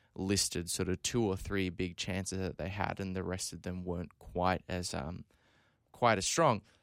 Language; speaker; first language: English; native; English